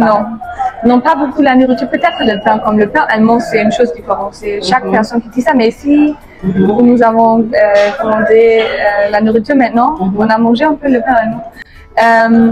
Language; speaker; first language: French; non-native, fluent; German